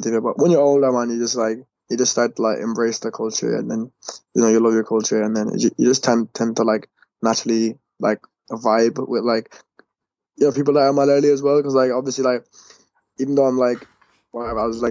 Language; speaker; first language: English; native; English